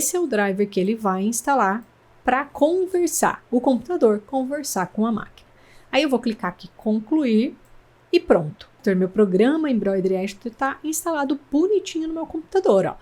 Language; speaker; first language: Portuguese; native; Portuguese